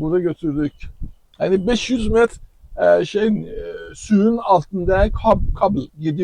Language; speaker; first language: Turkish; non-native, learner; Persian